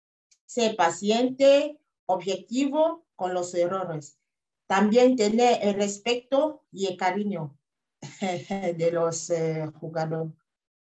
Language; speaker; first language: Spanish; non-native, fluent; French